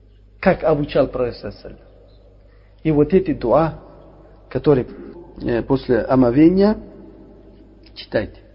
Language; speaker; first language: Russian; non-native, learner; Uzbek